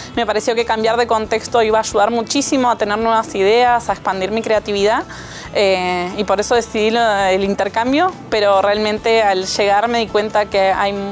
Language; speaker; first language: Spanish; native; Spanish